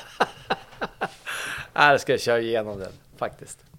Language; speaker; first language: Swedish; native; Swedish